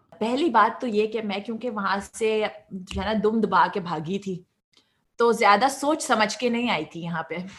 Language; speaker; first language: Urdu; native; Urdu